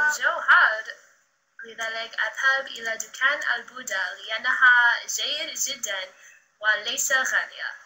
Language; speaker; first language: Arabic; non-native, learner; English